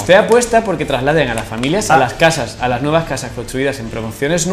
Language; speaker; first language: Spanish; native; Spanish